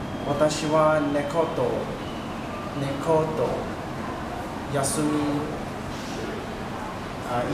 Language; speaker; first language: Japanese; non-native, learner; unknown